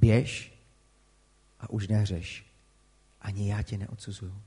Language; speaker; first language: Czech; native; Czech